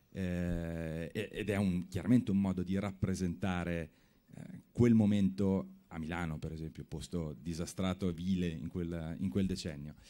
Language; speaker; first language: Italian; native; Italian